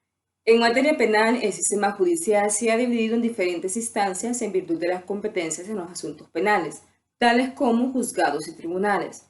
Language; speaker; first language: Spanish; native; Spanish